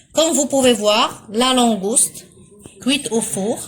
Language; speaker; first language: French; non-native, local second language; Arabic